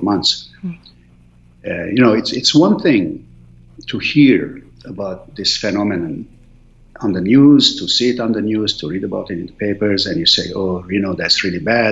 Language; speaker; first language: English; non-native, fluent; Arabic